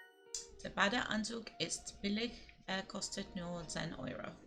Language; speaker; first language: German; non-native, learner; English